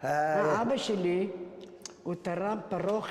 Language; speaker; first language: Hebrew; non-native, fluent; Spanish